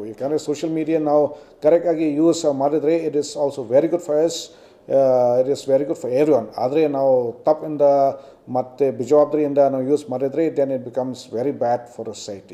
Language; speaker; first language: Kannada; non-native, fluent; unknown